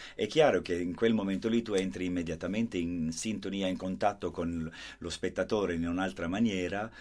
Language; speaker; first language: Italian; non-native, fluent; Danish